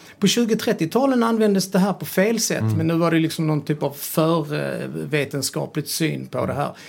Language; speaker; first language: Swedish; early bilingual, other home language; Serbian